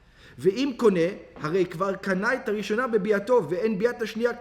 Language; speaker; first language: Hebrew; non-native, fluent; English